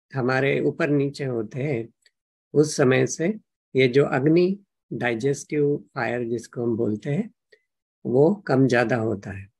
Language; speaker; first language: Hindi; non-native, local second language; Marathi